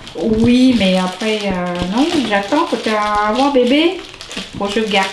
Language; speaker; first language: French; non-native, learner; Vietnamese